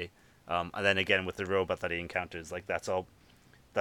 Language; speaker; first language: English; native; English